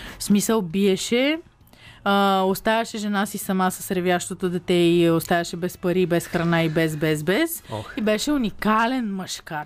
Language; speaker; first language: Bulgarian; native; Bulgarian